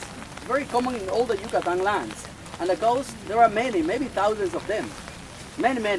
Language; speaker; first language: English; non-native, fluent; Spanish